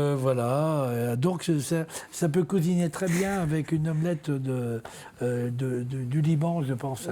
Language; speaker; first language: French; native; French